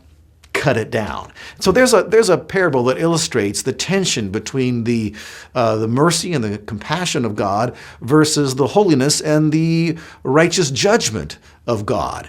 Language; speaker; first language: English; native; English